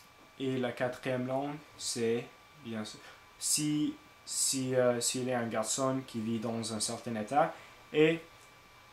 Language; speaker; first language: French; non-native, learner; English